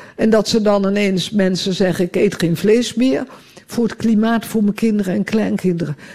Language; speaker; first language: Dutch; native; Dutch